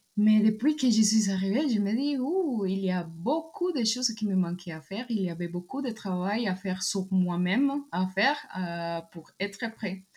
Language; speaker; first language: French; non-native, fluent; Spanish